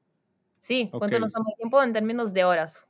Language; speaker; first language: Spanish; non-native, fluent; Portuguese